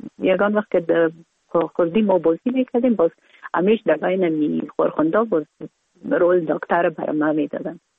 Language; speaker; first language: Persian; native; Persian